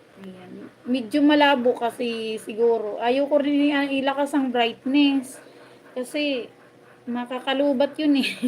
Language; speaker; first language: Filipino; non-native, local second language; Waray